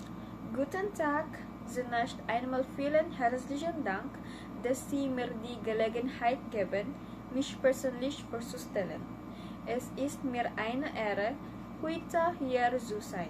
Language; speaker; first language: German; non-native, learner; Filipino